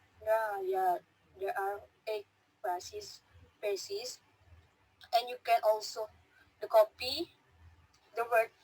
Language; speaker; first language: English; non-native, learner; Indonesian